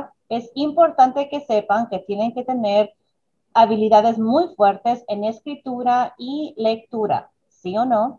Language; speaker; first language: Spanish; early bilingual, other home language; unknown